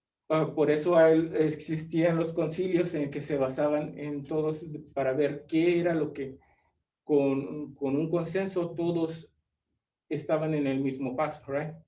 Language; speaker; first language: Spanish; early bilingual, other home language; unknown